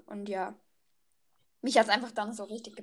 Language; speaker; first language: German; native; German